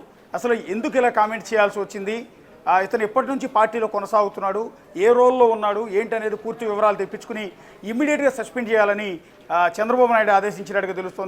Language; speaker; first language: Telugu; native; Telugu